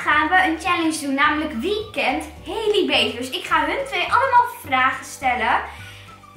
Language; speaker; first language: Dutch; native; Dutch